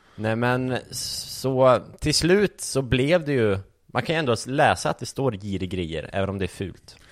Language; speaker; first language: Swedish; native; Swedish